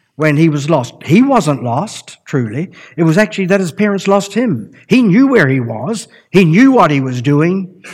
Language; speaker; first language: English; native; English